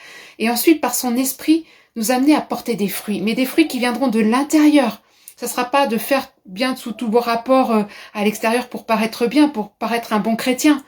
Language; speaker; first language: French; native; French